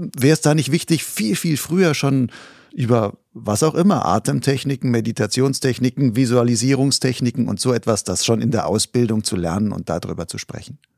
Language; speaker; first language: German; native; German